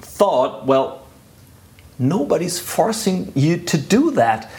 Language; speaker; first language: English; non-native, fluent; German